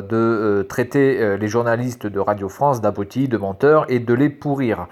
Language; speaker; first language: French; native; French